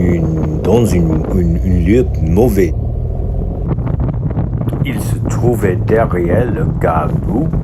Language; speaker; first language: French; non-native, learner; English